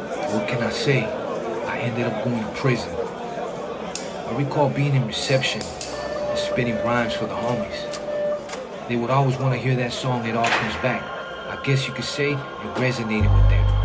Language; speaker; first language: English; early bilingual, other home language; Spanish